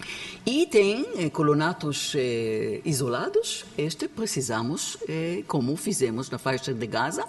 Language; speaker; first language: Portuguese; non-native, learner; Hebrew